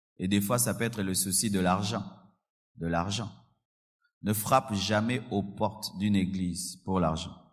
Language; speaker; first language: French; non-native, local second language; Lingala